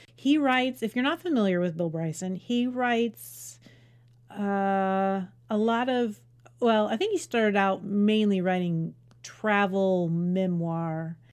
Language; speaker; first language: English; native; English